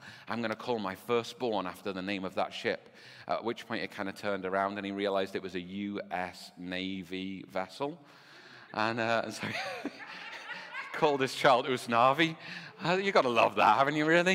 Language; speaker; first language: English; native; English